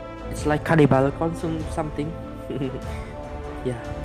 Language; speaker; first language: English; non-native, learner; Indonesian